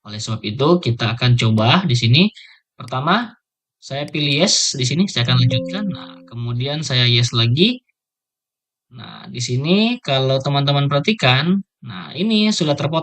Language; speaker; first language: Indonesian; native; Indonesian